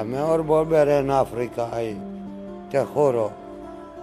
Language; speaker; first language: Spanish; non-native, learner; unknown